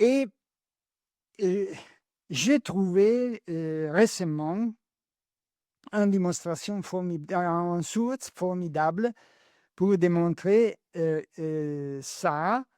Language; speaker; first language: French; non-native, learner; Italian